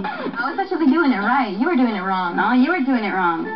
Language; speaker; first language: English; early bilingual, other home language; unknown